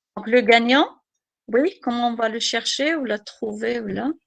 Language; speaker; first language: French; non-native, local second language; Arabic